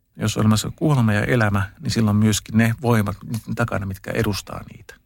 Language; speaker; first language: Finnish; early bilingual, heritage; Finnish